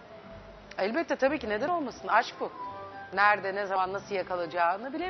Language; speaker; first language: Turkish; native; Turkish